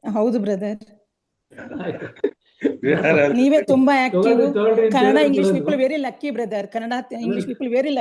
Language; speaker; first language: Kannada; non-native, local second language; Telugu